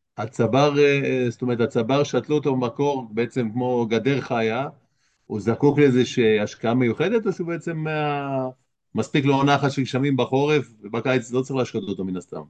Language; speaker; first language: Hebrew; native; Hebrew